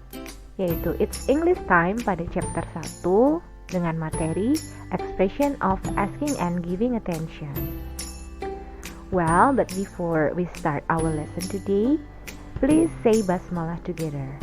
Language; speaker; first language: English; non-native, fluent; Indonesian